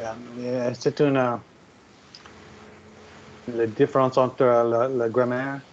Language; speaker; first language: French; non-native, learner; English